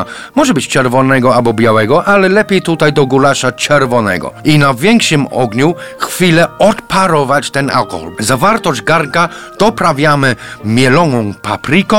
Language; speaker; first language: Polish; non-native, fluent; English